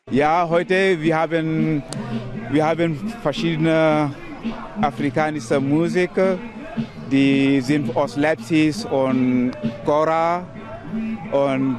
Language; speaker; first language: German; non-native, learner; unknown